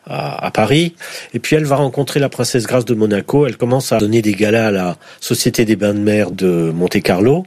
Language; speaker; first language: French; native; French